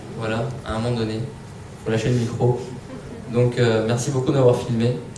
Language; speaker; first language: French; early bilingual, other home language; Persian